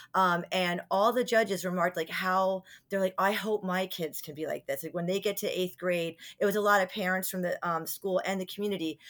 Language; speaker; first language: English; native; English